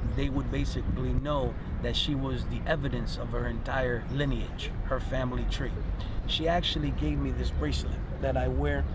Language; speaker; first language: English; native; English